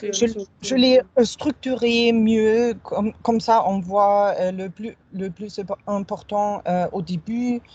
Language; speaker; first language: French; non-native, fluent; German